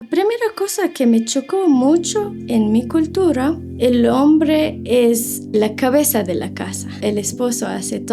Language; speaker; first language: Spanish; non-native, fluent; Arabic